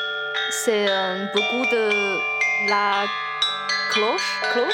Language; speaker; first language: French; non-native, learner; Chinese